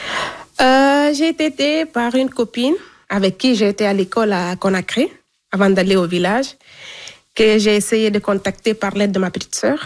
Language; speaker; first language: French; non-native, local second language; Fula